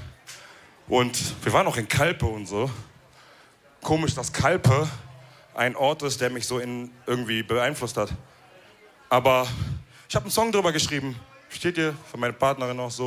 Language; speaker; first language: German; early bilingual, other home language; Wolof